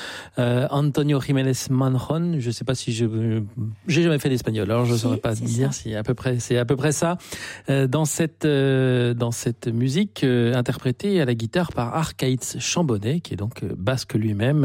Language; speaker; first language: French; native; French